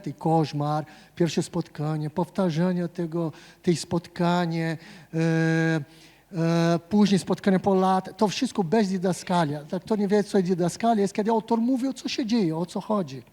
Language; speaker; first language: Polish; non-native, fluent; Portuguese